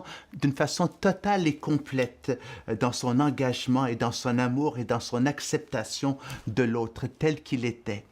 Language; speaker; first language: French; native; French